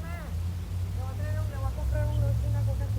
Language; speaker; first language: Spanish; native; Spanish